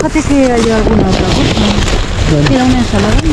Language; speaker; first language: Spanish; native; Spanish